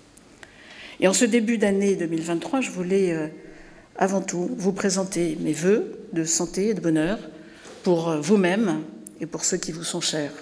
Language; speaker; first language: French; native; French